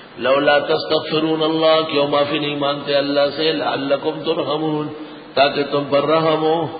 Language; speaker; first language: Urdu; native; Urdu